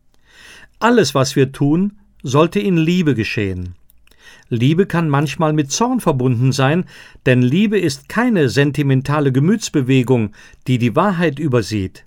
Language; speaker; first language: German; native; German